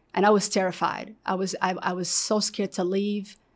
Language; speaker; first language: English; early bilingual, other home language; Arabic